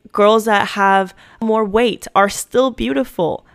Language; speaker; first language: English; early bilingual, other home language; Spanish